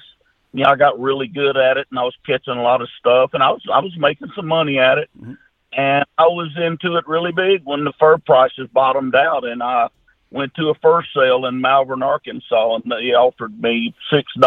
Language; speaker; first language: English; native; English